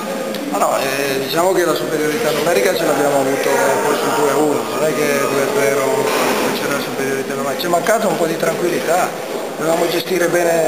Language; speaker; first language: Italian; native; Italian